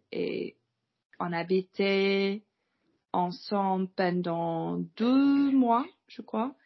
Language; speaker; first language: French; non-native, fluent; English